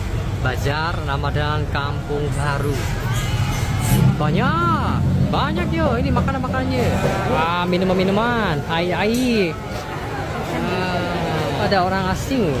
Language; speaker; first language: Indonesian; non-native, learner; Korean